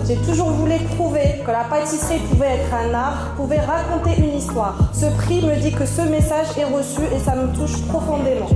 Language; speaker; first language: French; early bilingual, other home language; Arabic